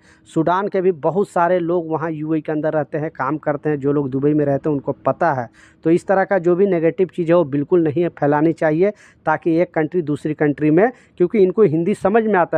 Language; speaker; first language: Hindi; native; Hindi